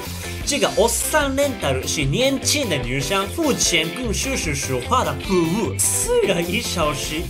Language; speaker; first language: Chinese; non-native, fluent; Japanese